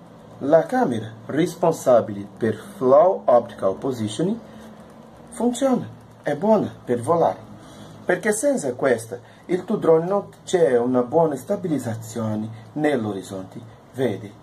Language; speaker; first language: Italian; non-native, learner; Portuguese